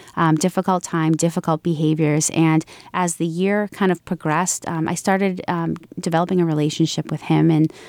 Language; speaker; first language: English; native; English